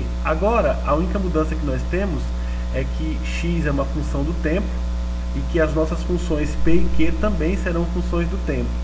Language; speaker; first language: Portuguese; native; Portuguese